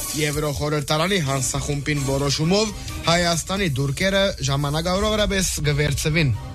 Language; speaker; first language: Armenian; early bilingual, heritage; Armenian